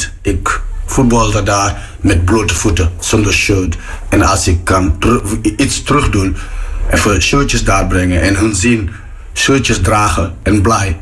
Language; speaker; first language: Dutch; non-native, fluent; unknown